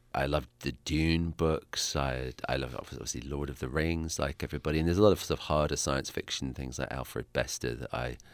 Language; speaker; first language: English; native; English